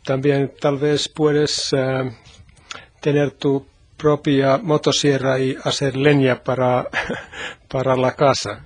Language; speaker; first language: Spanish; non-native, learner; Finnish